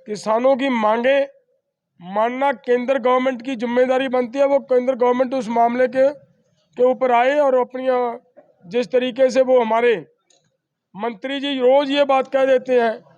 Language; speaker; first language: Hindi; non-native, local second language; Punjabi